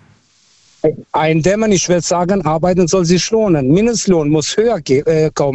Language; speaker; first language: German; early bilingual, other home language; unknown